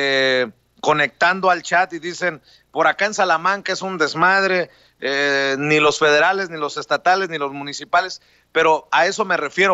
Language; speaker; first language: Spanish; native; Spanish